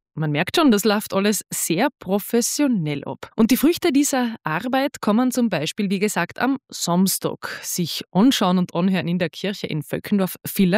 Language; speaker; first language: German; native; German